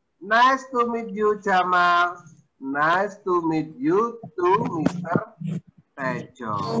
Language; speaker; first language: English; non-native, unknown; Indonesian